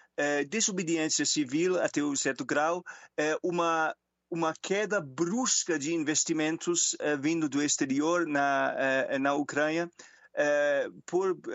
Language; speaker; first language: Portuguese; non-native, fluent; German